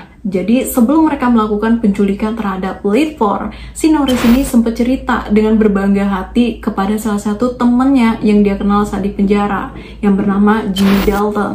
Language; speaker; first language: Indonesian; native; Indonesian